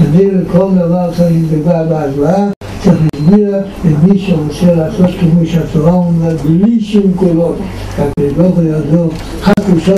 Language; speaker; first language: Hebrew; non-native, fluent; Yiddish